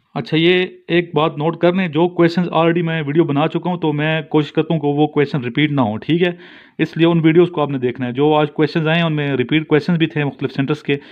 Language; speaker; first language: Urdu; native; Urdu